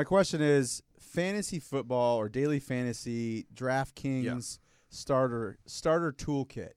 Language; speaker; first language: English; native; English